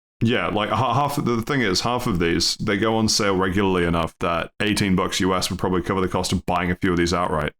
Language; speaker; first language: English; native; English